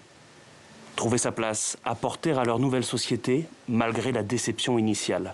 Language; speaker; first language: French; native; French